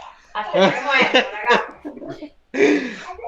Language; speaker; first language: Italian; native; Italian